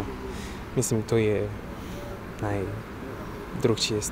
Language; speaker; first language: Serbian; non-native, learner; French